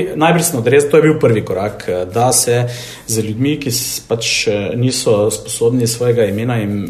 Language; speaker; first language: Slovenian; native; Slovenian